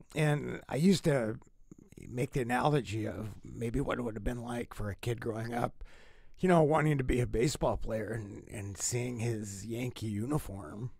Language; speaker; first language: English; native; English